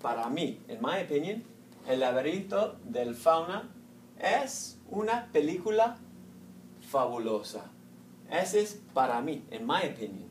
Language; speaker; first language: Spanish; non-native, fluent; English